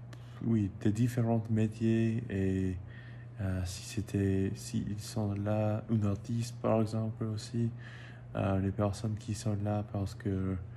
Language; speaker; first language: French; non-native, learner; English